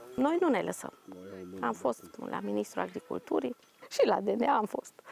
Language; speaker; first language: Romanian; native; Romanian